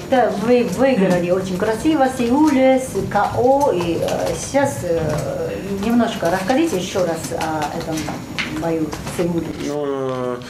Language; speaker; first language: Russian; non-native, fluent; Japanese